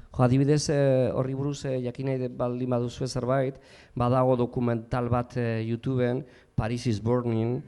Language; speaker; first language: Basque; non-native, local second language; Spanish